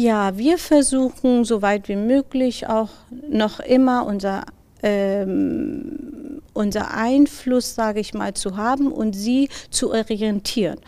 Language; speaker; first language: German; non-native, fluent; Persian